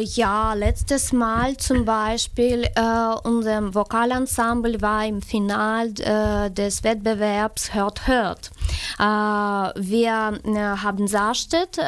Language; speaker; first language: German; non-native, fluent; Ukrainian